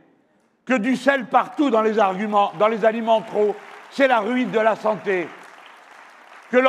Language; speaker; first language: French; native; French